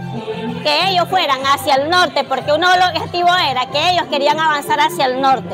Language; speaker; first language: Spanish; native; Spanish